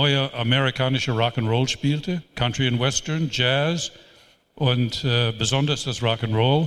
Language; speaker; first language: German; non-native, fluent; English